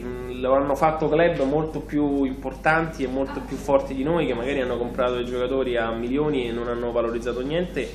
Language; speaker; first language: Italian; native; Italian